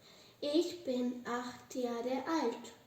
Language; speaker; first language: German; non-native, learner; Hindi